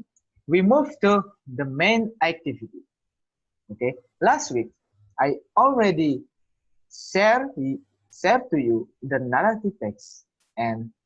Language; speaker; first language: English; non-native, learner; Indonesian